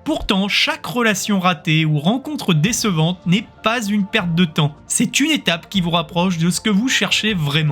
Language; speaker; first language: French; native; French